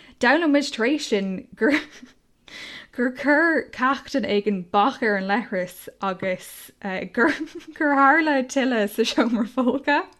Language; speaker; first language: Irish; non-native, local second language; English